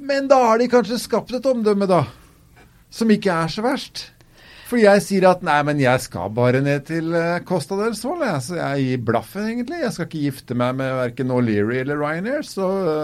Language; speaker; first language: Norwegian; native; Norwegian